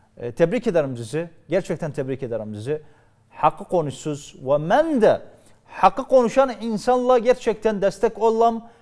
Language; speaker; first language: Turkish; native; Turkish